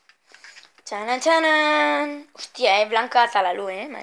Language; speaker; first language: Spanish; native; Spanish